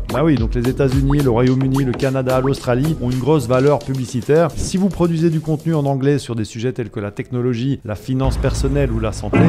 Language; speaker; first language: French; native; French